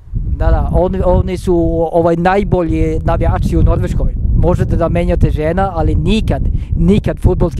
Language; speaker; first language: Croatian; non-native, learner; Norwegian